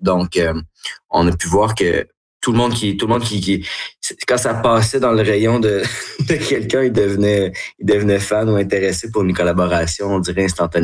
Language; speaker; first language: French; native; French